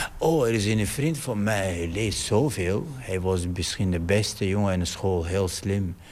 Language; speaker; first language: Dutch; non-native, fluent; Arabic